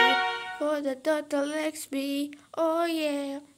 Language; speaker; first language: English; non-native, fluent; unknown